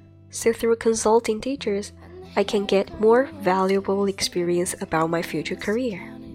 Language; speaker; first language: English; non-native, fluent; Chinese